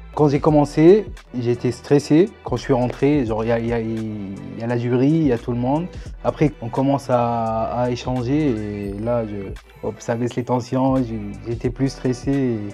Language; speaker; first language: French; native; French